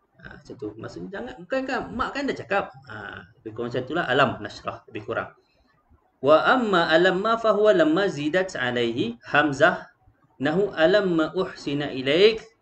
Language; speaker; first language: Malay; native; Malay